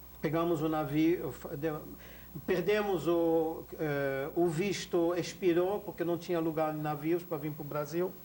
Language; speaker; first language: Portuguese; non-native, fluent; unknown